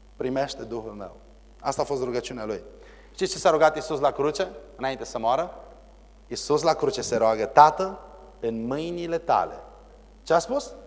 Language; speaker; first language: Romanian; early bilingual, heritage; Romanian